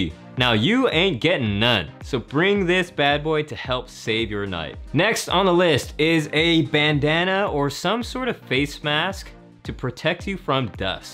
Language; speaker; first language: English; native; English